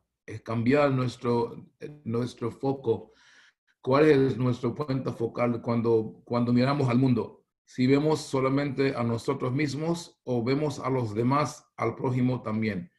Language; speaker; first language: Spanish; non-native, fluent; Hebrew